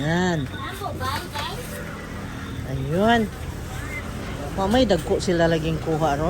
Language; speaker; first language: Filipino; non-native, local second language; Cebuano